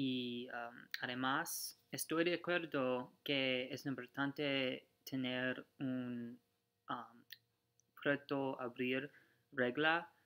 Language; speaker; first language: Spanish; non-native, learner; English